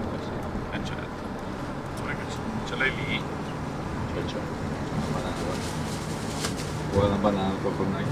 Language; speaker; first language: Italian; non-native, learner; Dutch